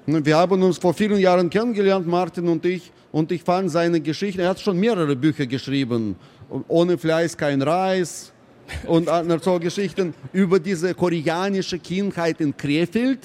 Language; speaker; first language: German; non-native, fluent; Russian